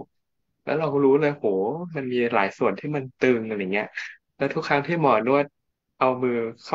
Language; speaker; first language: Thai; native; Thai